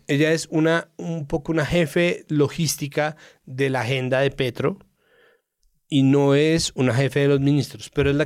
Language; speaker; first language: Spanish; native; Spanish